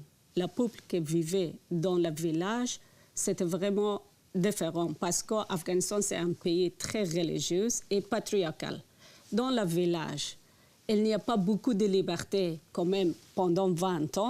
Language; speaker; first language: French; non-native, learner; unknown